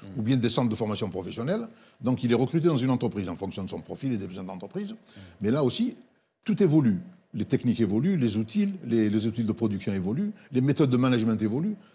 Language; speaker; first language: French; non-native, local second language; Arabic